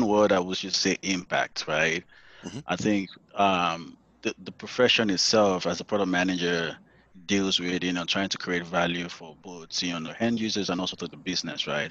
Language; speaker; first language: English; non-native, local second language; Yoruba